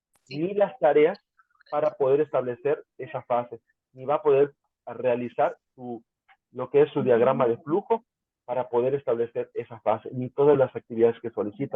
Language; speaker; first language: Spanish; native; Spanish